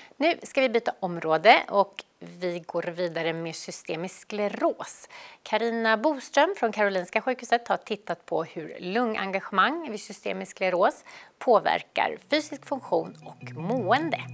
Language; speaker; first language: Swedish; native; Swedish